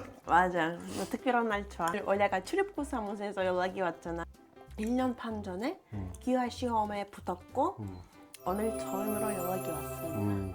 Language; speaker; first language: Korean; non-native, fluent; Ukrainian